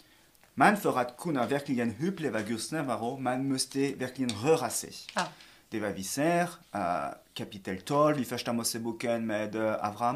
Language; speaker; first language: Swedish; non-native, fluent; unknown